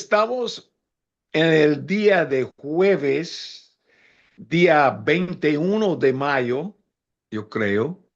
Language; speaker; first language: Spanish; non-native, fluent; English